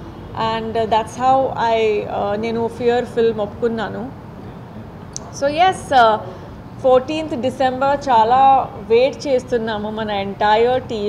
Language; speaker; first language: Telugu; non-native, fluent; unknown